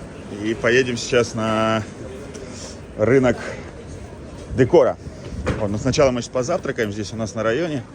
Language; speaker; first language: Russian; native; Russian